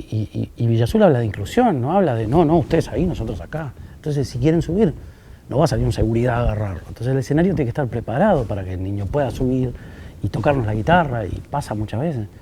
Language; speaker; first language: Spanish; native; Spanish